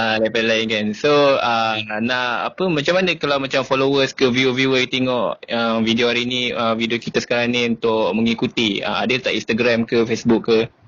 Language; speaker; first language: Malay; native; Malay